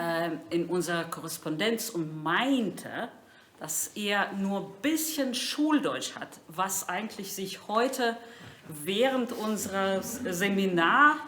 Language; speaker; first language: German; non-native, fluent; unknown